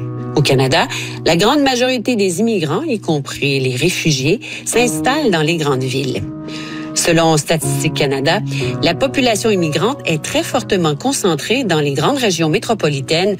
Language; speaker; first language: French; native; French